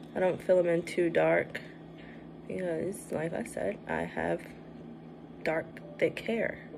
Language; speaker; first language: English; native; English